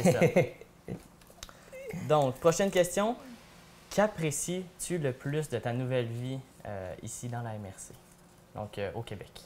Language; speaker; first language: French; native; French